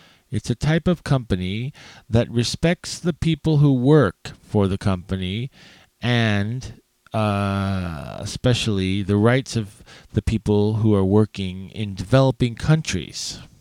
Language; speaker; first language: English; native; English